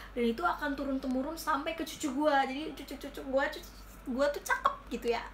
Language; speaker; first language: Indonesian; native; Indonesian